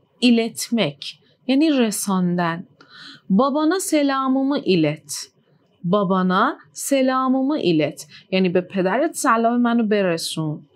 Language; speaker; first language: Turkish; non-native, fluent; Persian